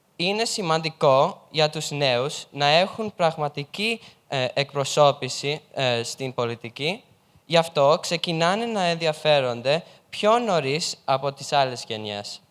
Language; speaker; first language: Greek; early bilingual, heritage; Greek